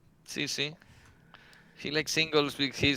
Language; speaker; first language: English; non-native, learner; Spanish